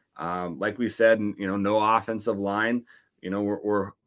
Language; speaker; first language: English; native; English